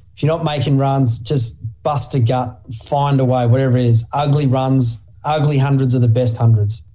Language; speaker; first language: English; native; English